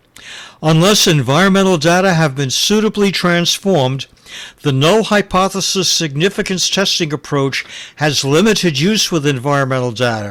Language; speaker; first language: English; native; English